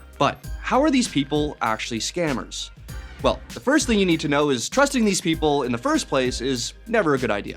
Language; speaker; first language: English; native; English